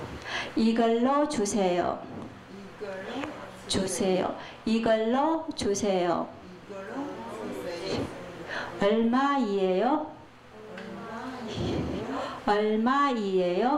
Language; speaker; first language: Korean; non-native, fluent; Chinese